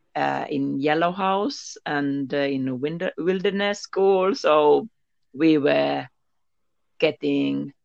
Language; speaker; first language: English; non-native, learner; Finnish